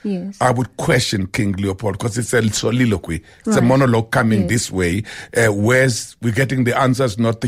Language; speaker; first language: English; non-native, local second language; Xhosa